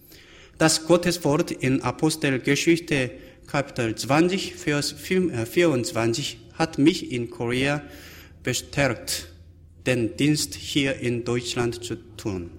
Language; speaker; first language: German; non-native, fluent; Korean